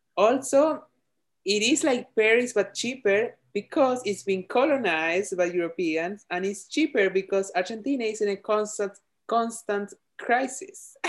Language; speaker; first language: English; non-native, fluent; Spanish